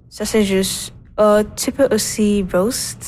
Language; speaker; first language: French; non-native, learner; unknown